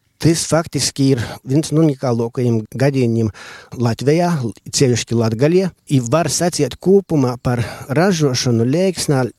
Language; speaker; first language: Latvian; native; Latvian